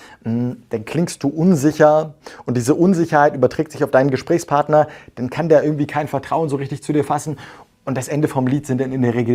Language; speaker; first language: German; native; German